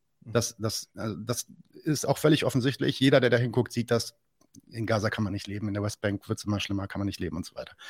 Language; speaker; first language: German; early bilingual, other home language; Arabic